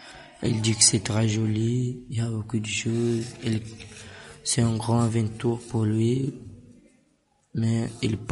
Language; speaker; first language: French; non-native, learner; Portuguese